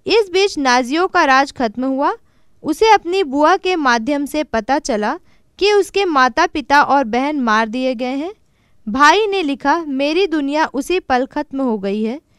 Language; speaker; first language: Hindi; native; Hindi